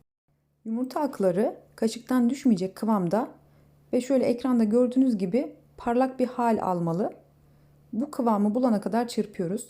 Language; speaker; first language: Turkish; native; Turkish